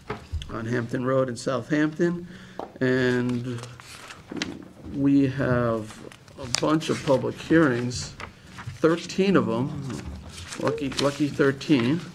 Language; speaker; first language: English; native; English